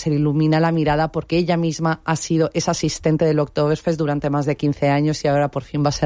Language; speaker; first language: Spanish; native; Spanish